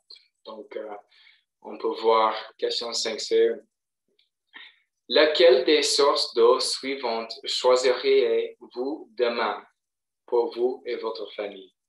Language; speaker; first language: French; non-native, fluent; English